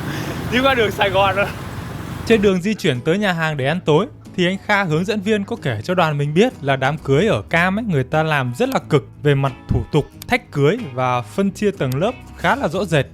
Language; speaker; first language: Vietnamese; native; Vietnamese